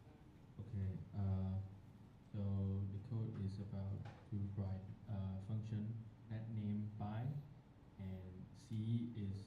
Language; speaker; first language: English; non-native, learner; Vietnamese